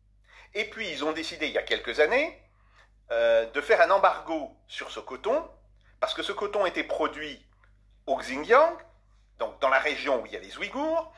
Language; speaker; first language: French; native; French